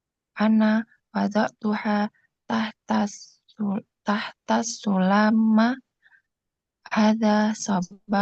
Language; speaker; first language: Arabic; non-native, learner; Indonesian